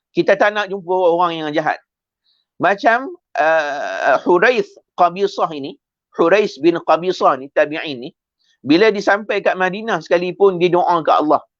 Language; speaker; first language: Malay; native; Malay